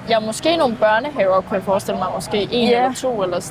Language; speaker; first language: Danish; native; Danish